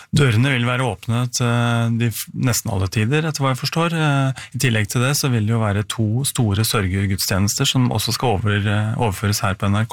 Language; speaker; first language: Norwegian; native; Norwegian